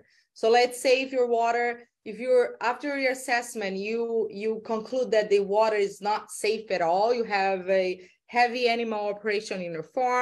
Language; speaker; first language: English; non-native, fluent; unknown